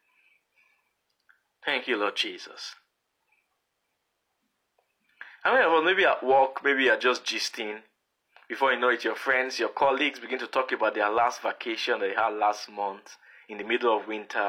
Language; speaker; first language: English; non-native, local second language; Yoruba